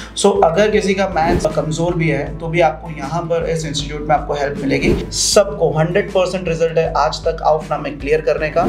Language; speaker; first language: Hindi; non-native, local second language; Punjabi